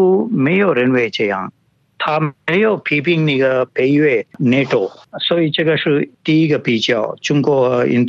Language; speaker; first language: Chinese; non-native, fluent; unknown